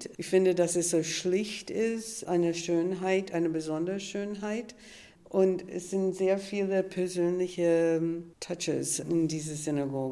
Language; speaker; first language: German; non-native, fluent; English